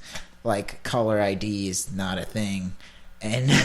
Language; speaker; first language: English; native; English